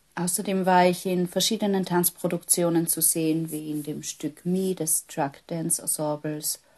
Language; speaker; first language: German; native; German